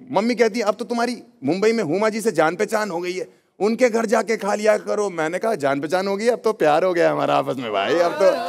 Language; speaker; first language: Hindi; native; Hindi